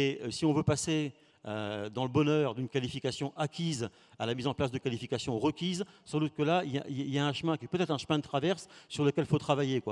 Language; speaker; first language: French; native; French